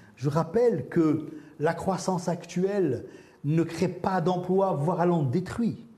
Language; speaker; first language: French; early bilingual, other home language; Arabic